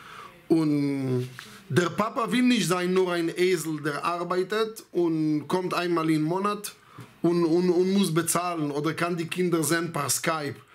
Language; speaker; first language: German; non-native, fluent; Hebrew